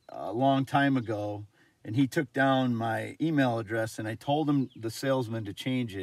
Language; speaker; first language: English; native; English